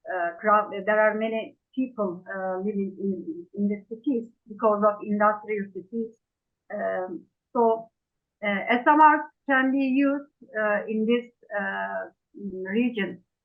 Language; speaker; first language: English; non-native, fluent; Turkish